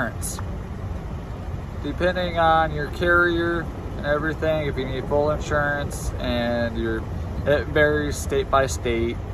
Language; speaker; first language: English; native; English